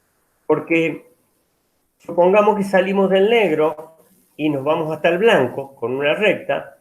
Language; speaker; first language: Spanish; native; Spanish